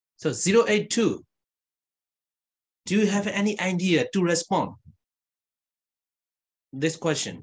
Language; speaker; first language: English; non-native, fluent; Burmese